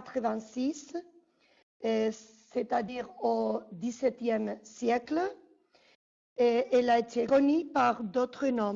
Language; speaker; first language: French; non-native, fluent; Spanish